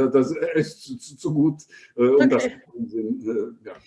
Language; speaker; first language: German; non-native, fluent; Polish